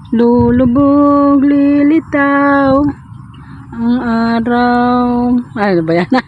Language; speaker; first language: Filipino; non-native, local second language; Iloko